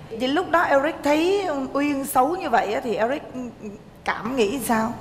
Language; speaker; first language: Vietnamese; native; Vietnamese